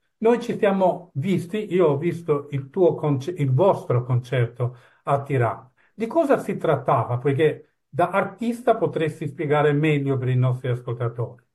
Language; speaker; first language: Italian; non-native, fluent; Albanian